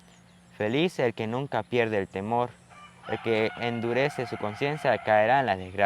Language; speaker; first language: Spanish; native; Spanish